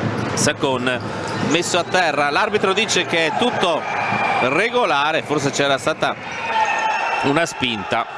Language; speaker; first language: Italian; native; Italian